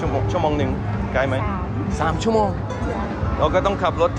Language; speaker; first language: Thai; non-native, fluent; English